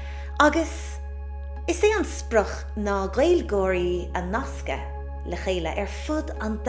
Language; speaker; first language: Irish; non-native, local second language; English